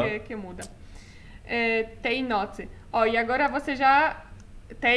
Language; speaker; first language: Portuguese; non-native, fluent; Polish